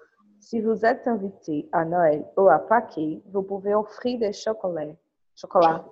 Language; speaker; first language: French; non-native, learner; Portuguese